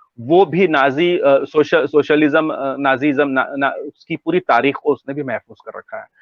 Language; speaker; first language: Urdu; native; Urdu